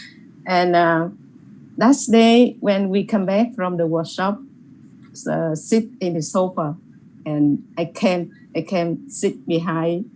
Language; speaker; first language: English; non-native, learner; Vietnamese